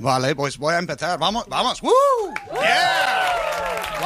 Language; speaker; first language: Spanish; non-native, fluent; English